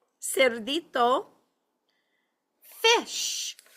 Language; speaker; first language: Spanish; non-native, fluent; English